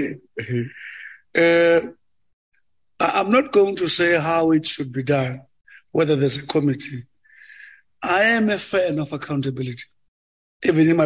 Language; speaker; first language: English; non-native, local second language; Xhosa